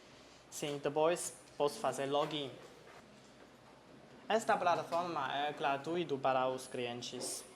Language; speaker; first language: Portuguese; non-native, fluent; Chinese